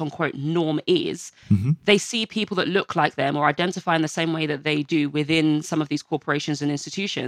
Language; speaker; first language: English; native; English